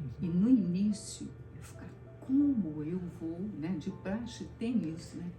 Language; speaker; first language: Portuguese; native; Portuguese